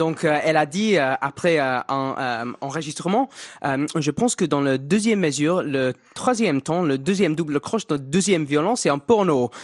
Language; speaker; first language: French; non-native, fluent; English